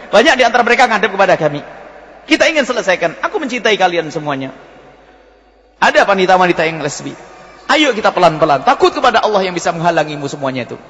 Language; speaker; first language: Indonesian; non-native, local second language; Javanese